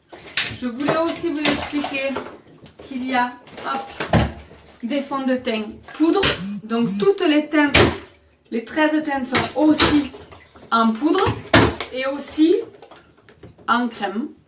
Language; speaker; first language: French; native; French